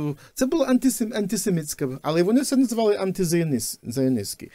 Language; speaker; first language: Ukrainian; early bilingual, heritage; Ukrainian